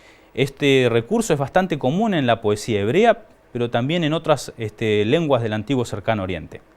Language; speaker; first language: Spanish; native; Spanish